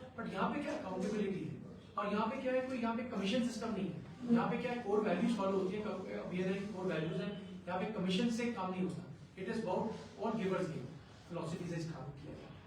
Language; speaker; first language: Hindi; native; Hindi